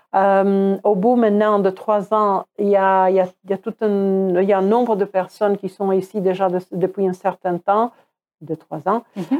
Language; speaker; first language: French; non-native, fluent; Croatian